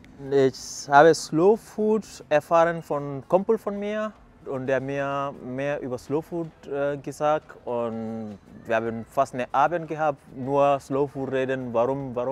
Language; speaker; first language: German; non-native, fluent; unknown